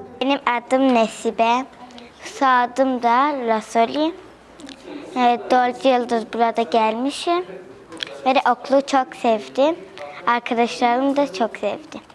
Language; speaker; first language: Turkish; early bilingual, other home language; Persian